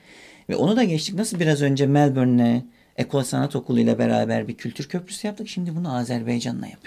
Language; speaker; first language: Turkish; native; Turkish